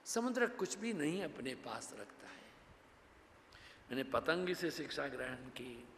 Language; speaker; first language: Hindi; non-native, local second language; Gujarati